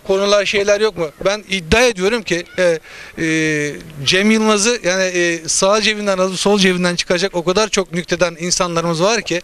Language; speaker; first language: Turkish; native; Turkish